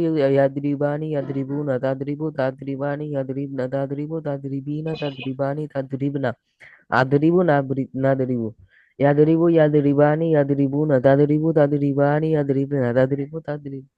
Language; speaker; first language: Arabic; non-native, learner; Bangla